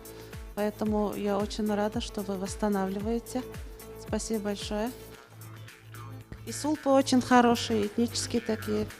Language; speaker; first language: Russian; non-native, local second language; Bashkir